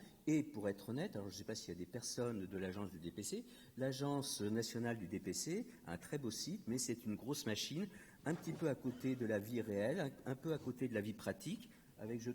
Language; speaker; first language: French; native; French